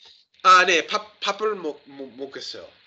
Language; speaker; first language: Korean; non-native, learner; English